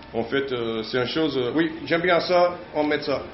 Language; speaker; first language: French; non-native, learner; English